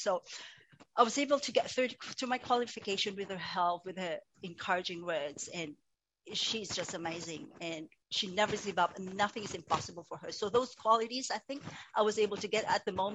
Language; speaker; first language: English; non-native, local second language; Cebuano